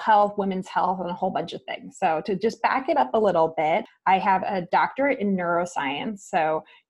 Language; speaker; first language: English; native; English